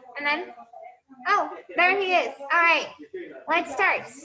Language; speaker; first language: English; non-native, fluent; Portuguese